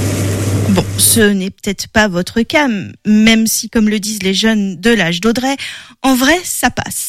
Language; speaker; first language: French; native; French